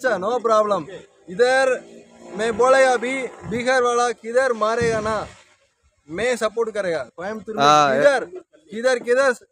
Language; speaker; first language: Hindi; non-native, learner; Tamil